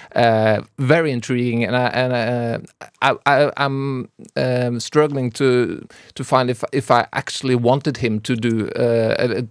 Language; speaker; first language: English; non-native, fluent; Norwegian